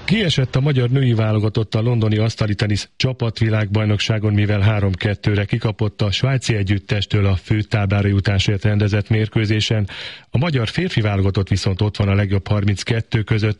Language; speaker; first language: Hungarian; native; Hungarian